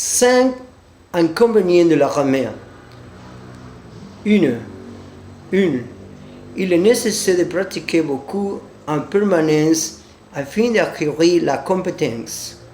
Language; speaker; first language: French; non-native, learner; Spanish